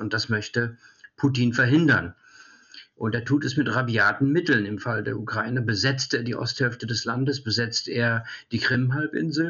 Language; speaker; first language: German; early bilingual, heritage; German